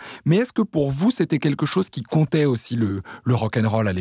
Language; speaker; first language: French; native; French